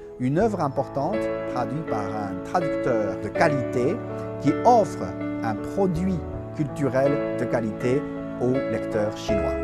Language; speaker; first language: French; non-native, fluent; Chinese